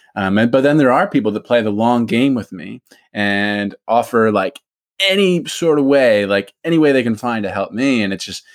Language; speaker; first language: English; native; English